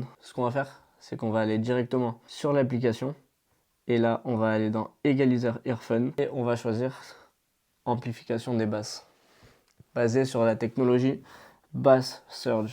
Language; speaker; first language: French; native; French